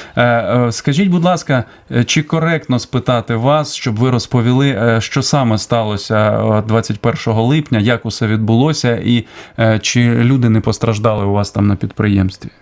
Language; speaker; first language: Ukrainian; native; Ukrainian